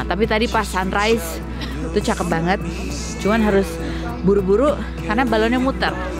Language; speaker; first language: Indonesian; native; Indonesian